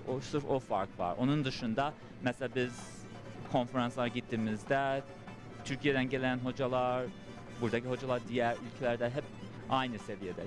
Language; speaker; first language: Turkish; early bilingual, heritage; English